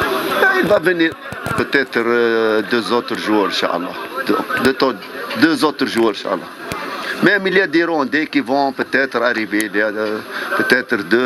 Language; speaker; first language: French; non-native, fluent; Arabic